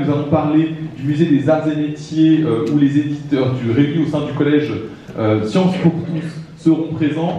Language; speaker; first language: French; native; French